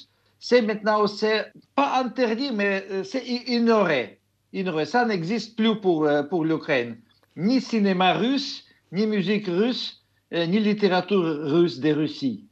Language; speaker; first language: French; non-native, fluent; Russian